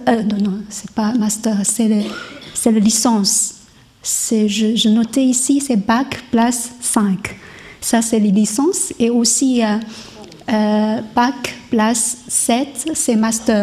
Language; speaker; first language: French; non-native, learner; Chinese